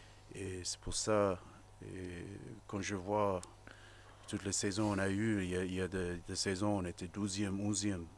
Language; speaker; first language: French; non-native, fluent; English